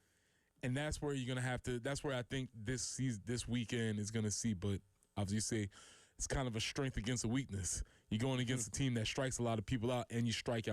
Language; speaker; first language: English; native; English